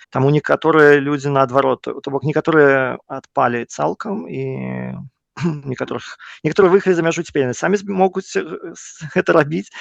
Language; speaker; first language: Belarusian; non-native, local second language; Russian